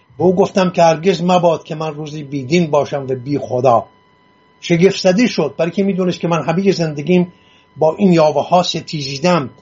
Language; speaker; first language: Persian; non-native, local second language; Assyrian Neo-Aramaic